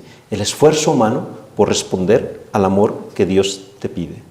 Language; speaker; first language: Spanish; native; Spanish